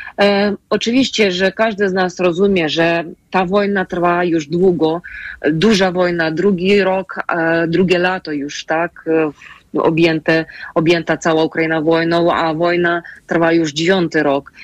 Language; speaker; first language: Polish; non-native, fluent; Ukrainian